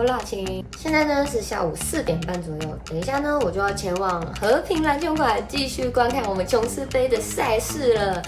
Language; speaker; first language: Chinese; native; Chinese